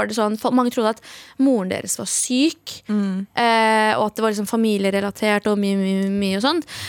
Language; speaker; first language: Norwegian; early bilingual, other home language; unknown